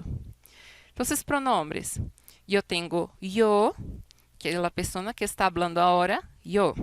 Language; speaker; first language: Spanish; non-native, fluent; Portuguese